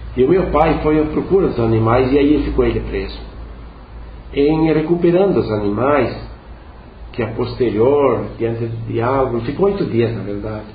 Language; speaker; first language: Portuguese; non-native, local second language; Venetian